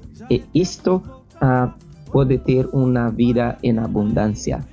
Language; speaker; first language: Spanish; non-native, fluent; Portuguese